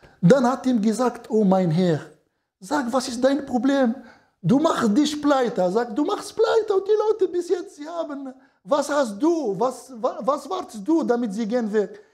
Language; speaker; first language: German; non-native, learner; Arabic